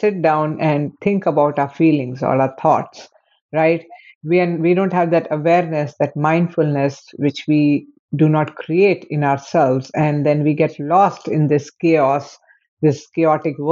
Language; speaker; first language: English; non-native, local second language; Hindi